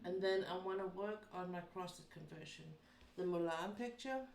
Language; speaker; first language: English; non-native, fluent; Danish